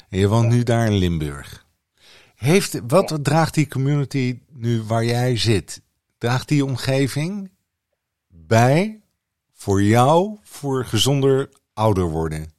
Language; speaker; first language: Dutch; native; Dutch